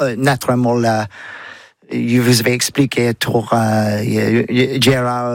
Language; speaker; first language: French; non-native, learner; English